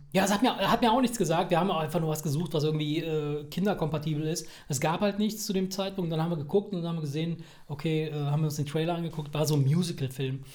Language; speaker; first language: German; early bilingual, other home language; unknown